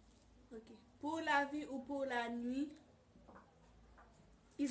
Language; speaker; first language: French; non-native, learner; Haitian Creole